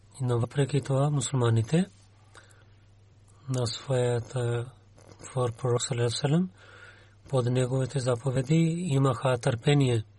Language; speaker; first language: Bulgarian; non-native, learner; Urdu